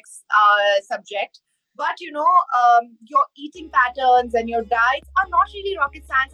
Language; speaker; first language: English; non-native, local second language; Hindi